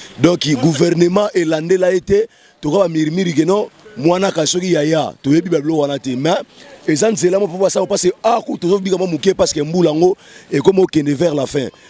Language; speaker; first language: Lingala; native; Lingala